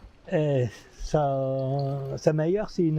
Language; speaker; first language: French; non-native, fluent; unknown